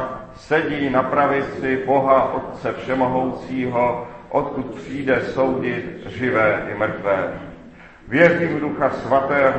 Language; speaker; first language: Czech; native; Czech